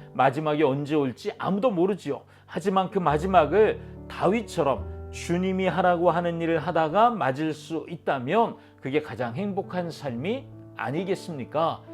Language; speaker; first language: Korean; native; Korean